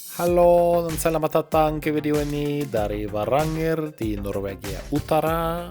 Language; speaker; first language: Indonesian; non-native, fluent; Norwegian